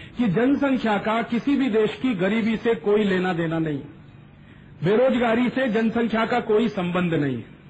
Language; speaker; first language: Hindi; native; Hindi